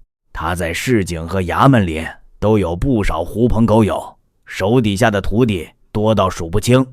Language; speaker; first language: Chinese; native; Chinese